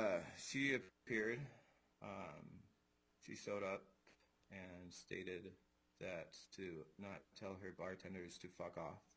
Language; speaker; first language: English; native; English